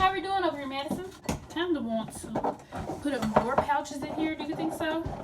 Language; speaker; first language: English; native; English